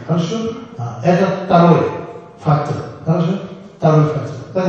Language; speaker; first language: Russian; non-native, learner; Tibetan